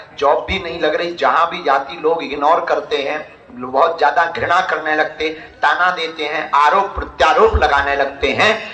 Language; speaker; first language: Hindi; native; Hindi